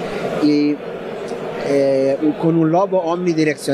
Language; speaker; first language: Spanish; non-native, learner; Italian